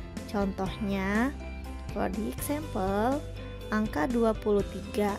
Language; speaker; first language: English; non-native, fluent; Indonesian